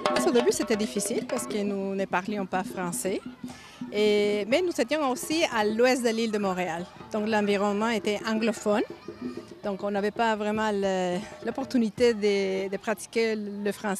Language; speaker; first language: French; non-native, fluent; Spanish